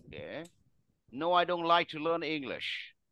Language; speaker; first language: English; non-native, fluent; Vietnamese